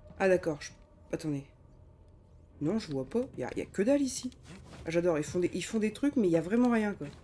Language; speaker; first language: French; native; French